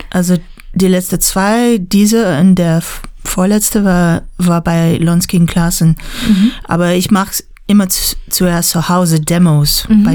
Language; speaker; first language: German; non-native, learner; English